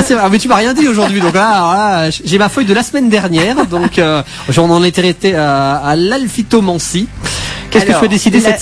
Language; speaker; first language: French; native; French